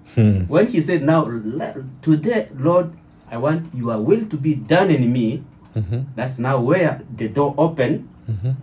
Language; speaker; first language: English; non-native, learner; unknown